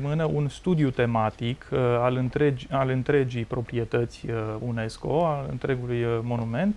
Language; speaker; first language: Romanian; native; Romanian